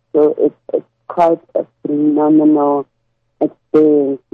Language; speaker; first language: English; non-native, local second language; Tswana